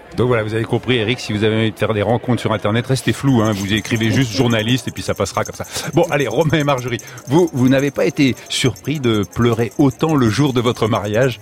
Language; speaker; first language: French; native; French